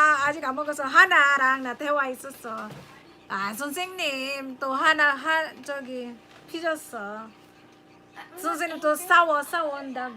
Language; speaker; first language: Korean; non-native, learner; Filipino